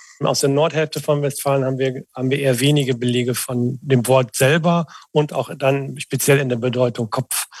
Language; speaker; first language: German; native; German